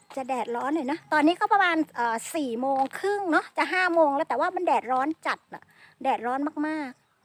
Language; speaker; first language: Thai; native; Thai